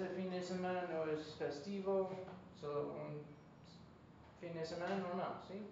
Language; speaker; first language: Spanish; non-native, learner; English